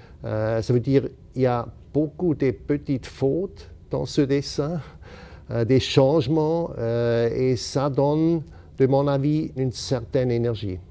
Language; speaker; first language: French; non-native, local second language; German